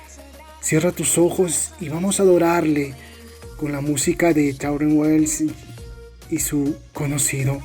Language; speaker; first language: Spanish; native; Spanish